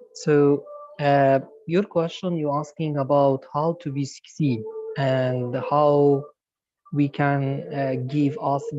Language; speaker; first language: English; non-native, learner; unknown